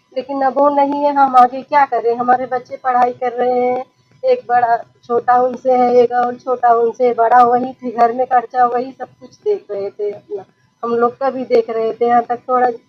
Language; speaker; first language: Hindi; native; Hindi